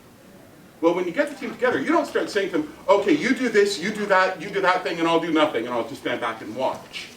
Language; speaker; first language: English; native; English